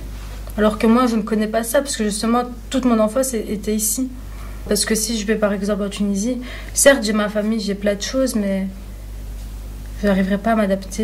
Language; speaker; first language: French; early bilingual, other home language; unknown